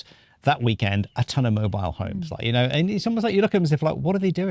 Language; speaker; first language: English; native; English